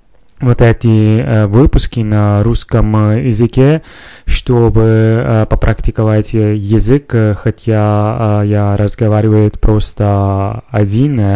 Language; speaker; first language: Russian; non-native, fluent; Italian